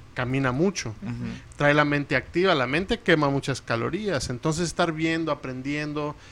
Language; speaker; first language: Spanish; early bilingual, heritage; Spanish